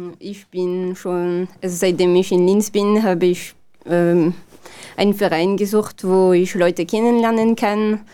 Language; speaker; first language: German; non-native, fluent; French